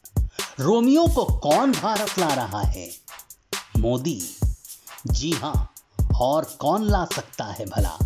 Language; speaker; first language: Hindi; native; Hindi